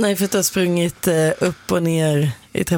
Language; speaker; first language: Swedish; native; Swedish